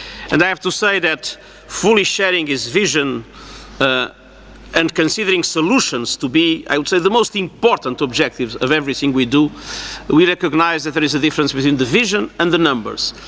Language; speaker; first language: English; non-native, fluent; Portuguese